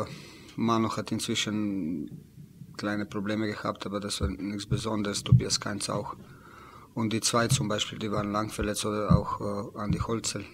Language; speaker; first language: German; non-native, learner; Slovenian